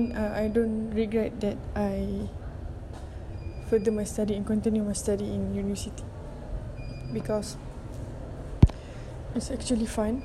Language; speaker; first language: English; non-native, local second language; Malay